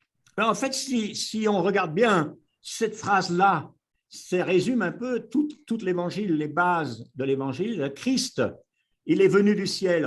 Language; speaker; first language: French; native; French